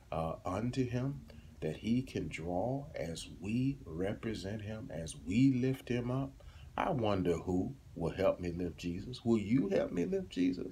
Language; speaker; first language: English; native; English